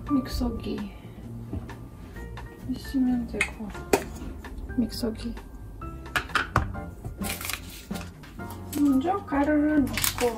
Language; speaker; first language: Korean; non-native, fluent; Romanian